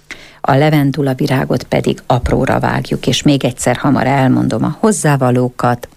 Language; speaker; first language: Hungarian; native; Hungarian